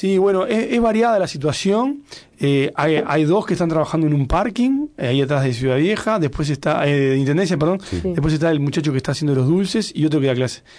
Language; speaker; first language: Spanish; native; Spanish